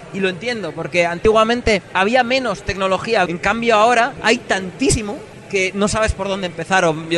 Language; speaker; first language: Spanish; native; Spanish